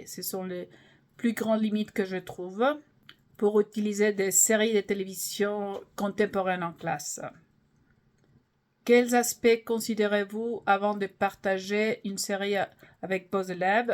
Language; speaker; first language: French; non-native, fluent; English